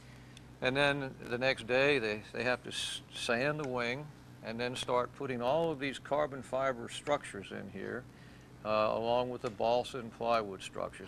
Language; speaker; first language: English; native; English